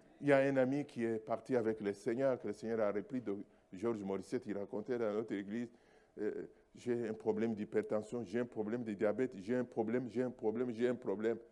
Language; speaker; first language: French; non-native, local second language; Luba-Lulua